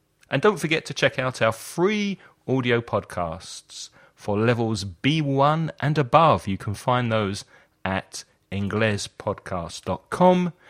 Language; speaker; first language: English; native; English